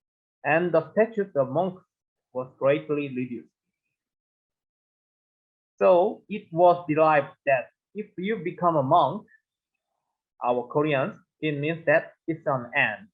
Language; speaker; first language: English; non-native, learner; Korean